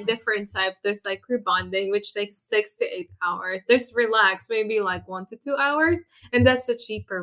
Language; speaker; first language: English; non-native, local second language; Filipino